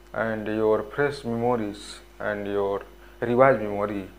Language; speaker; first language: Hindi; non-native, local second language; Bhojpuri